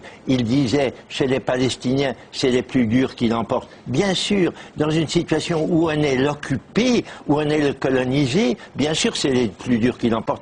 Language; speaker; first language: French; native; French